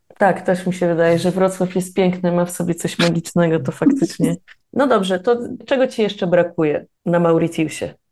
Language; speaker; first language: Polish; native; Polish